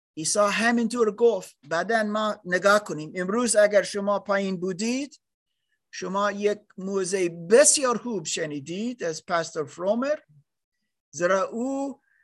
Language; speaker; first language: Persian; non-native, learner; German